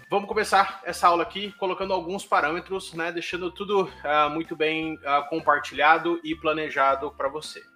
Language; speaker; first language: Portuguese; native; Portuguese